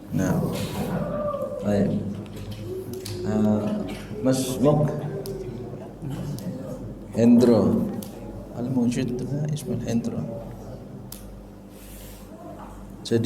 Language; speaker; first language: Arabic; non-native, fluent; Indonesian